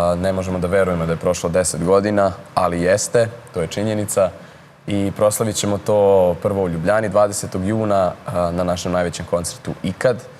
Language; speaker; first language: Serbian; early bilingual, heritage; Serbian